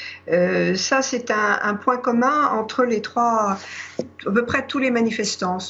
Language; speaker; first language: French; native; French